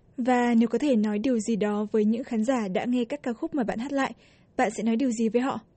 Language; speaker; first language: Vietnamese; native; Vietnamese